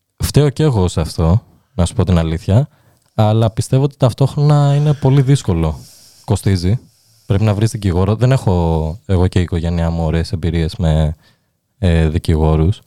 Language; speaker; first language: Greek; early bilingual, other home language; Albanian